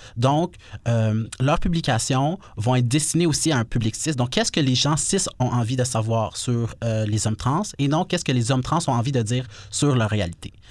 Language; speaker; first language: French; native; French